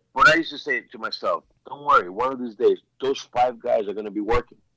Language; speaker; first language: English; early bilingual, other home language; Spanish